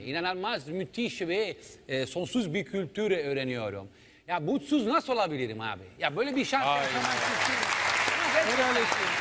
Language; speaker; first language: Turkish; non-native, fluent; Italian